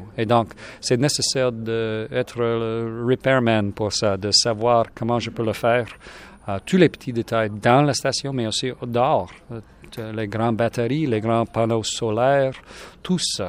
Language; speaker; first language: French; non-native, local second language; English